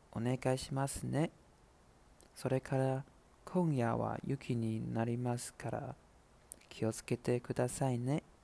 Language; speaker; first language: Japanese; non-native, learner; Chinese